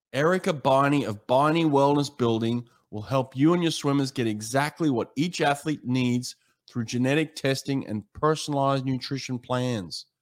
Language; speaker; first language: English; native; English